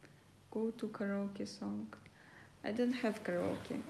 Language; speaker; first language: English; non-native, learner; Russian